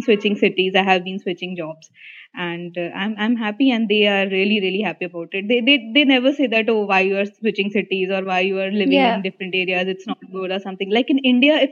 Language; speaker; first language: English; non-native, local second language; Hindi